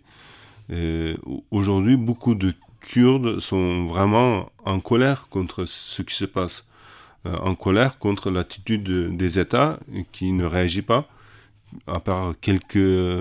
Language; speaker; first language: French; non-native, fluent; Kurdish